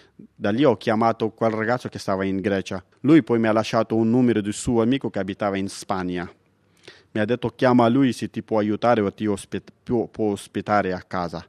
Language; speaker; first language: Italian; non-native, fluent; Pashto